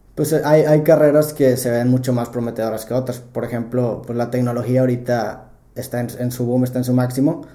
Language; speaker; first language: Spanish; native; Spanish